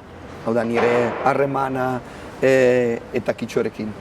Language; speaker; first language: Basque; non-native, learner; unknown